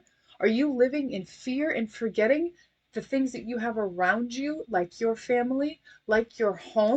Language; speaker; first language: English; native; English